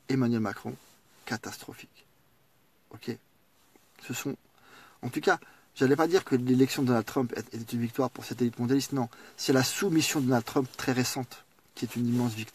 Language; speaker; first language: French; native; French